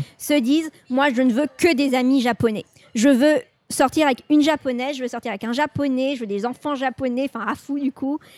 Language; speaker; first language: French; native; French